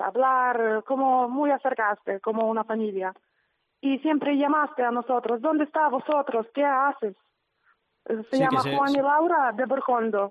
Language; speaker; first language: Spanish; non-native, learner; Ukrainian